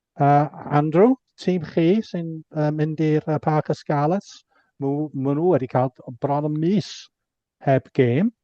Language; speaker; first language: Welsh; non-native, local second language; English